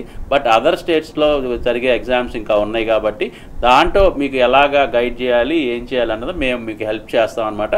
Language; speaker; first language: Telugu; native; Telugu